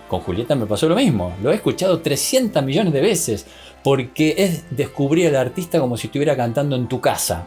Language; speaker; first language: Spanish; native; Spanish